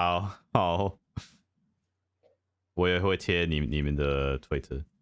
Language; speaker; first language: Chinese; non-native, fluent; English